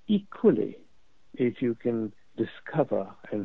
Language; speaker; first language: English; non-native, local second language; Urdu